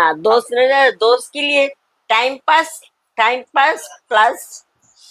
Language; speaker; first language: Hindi; non-native, local second language; Bangla